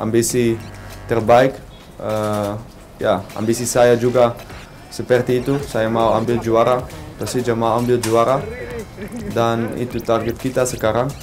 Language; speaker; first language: Indonesian; non-native, fluent; Dutch